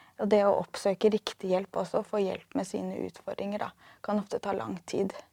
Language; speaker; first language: Norwegian; native; Norwegian